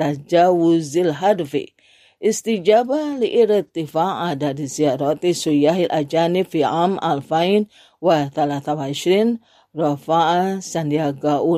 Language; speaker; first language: Arabic; non-native, fluent; Indonesian